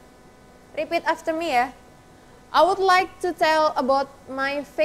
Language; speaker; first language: English; non-native, learner; Indonesian